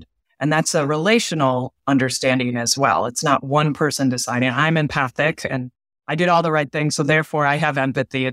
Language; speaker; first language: English; native; English